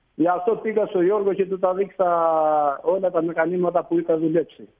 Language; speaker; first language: Greek; non-native, fluent; Albanian